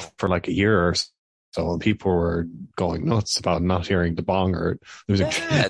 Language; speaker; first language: English; native; English